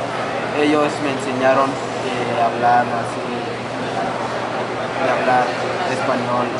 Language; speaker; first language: Spanish; non-native, local second language; Tzotzil